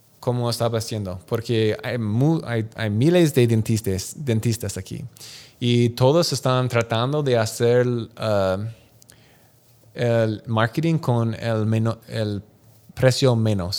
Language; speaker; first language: Spanish; non-native, learner; English